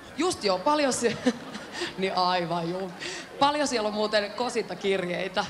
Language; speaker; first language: Finnish; native; Finnish